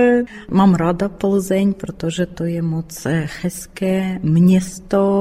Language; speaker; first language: Czech; non-native, learner; Ukrainian